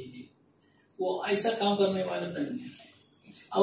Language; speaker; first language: Hindi; non-native, local second language; Malayalam